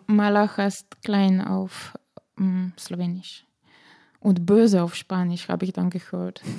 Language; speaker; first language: German; non-native, fluent; Slovenian